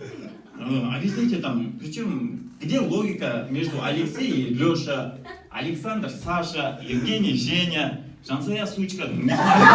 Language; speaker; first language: Russian; non-native, local second language; Kazakh